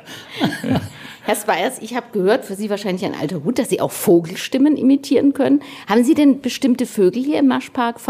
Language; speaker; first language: German; native; German